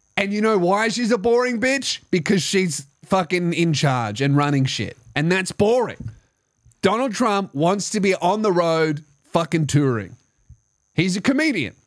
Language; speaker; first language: English; native; English